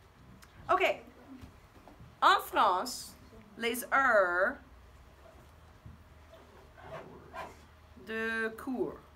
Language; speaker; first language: French; non-native, fluent; English